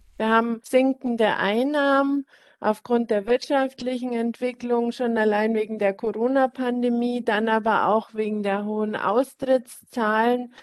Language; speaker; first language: German; native; German